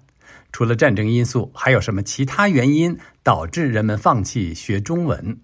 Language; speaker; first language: Chinese; native; Chinese